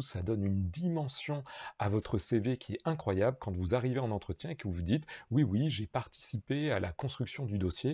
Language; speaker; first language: French; native; French